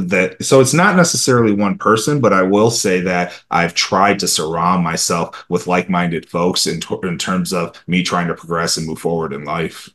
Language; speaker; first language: English; early bilingual, other home language; Romanian